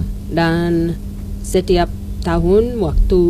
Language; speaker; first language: Indonesian; non-native, learner; English